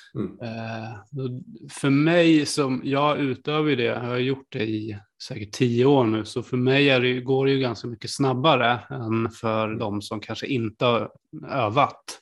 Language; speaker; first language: Swedish; native; Swedish